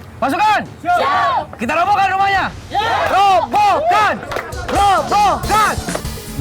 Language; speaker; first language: Indonesian; native; Indonesian